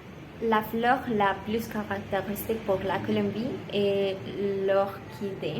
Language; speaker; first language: French; non-native, learner; Spanish